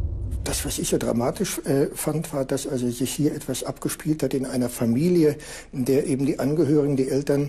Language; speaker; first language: German; native; German